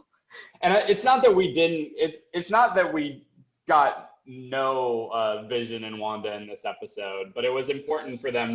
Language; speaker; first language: English; native; English